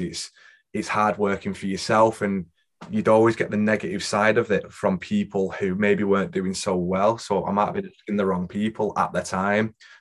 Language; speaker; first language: English; native; English